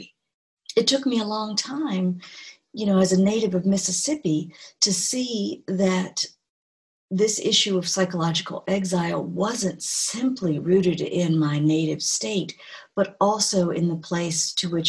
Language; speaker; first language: English; native; English